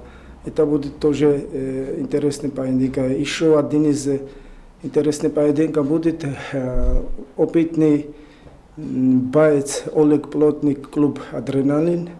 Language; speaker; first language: Russian; non-native, learner; Georgian